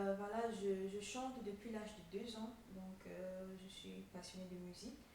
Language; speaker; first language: French; non-native, local second language; Ghomala